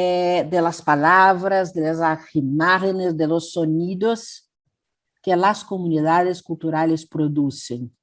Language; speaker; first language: Spanish; non-native, learner; Portuguese